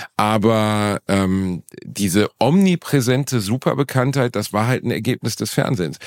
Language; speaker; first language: German; native; German